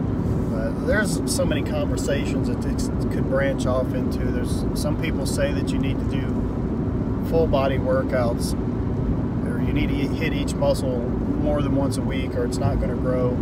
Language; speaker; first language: English; native; English